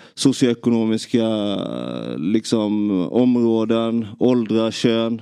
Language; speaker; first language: Swedish; native; Swedish